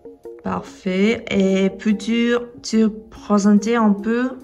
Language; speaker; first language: French; non-native, fluent; English